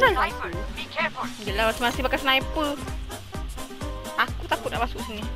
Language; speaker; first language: Malay; native; Malay